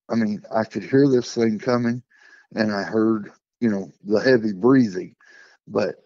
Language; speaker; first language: English; native; English